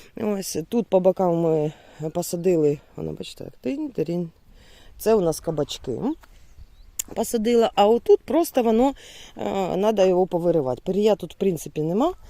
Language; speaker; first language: Ukrainian; non-native, local second language; Russian